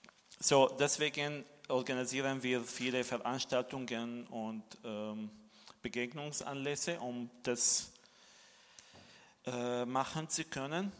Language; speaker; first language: German; non-native, fluent; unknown